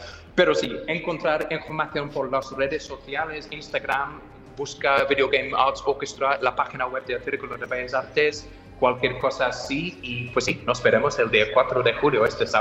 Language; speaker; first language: Spanish; non-native, fluent; English